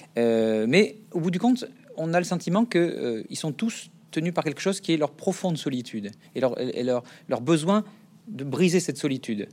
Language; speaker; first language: French; native; French